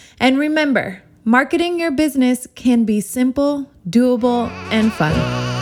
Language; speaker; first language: English; native; English